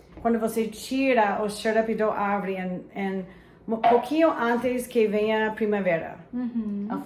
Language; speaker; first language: Portuguese; non-native, fluent; English